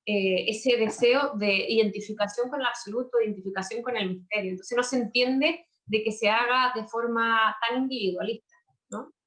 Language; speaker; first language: Spanish; native; Spanish